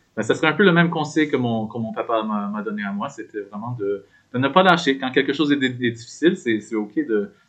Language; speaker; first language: French; native; French